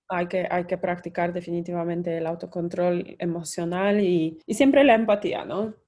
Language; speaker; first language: Spanish; non-native, fluent; Polish